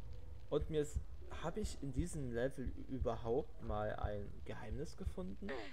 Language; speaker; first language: German; native; German